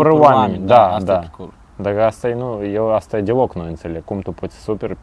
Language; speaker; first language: Romanian; non-native, local second language; Russian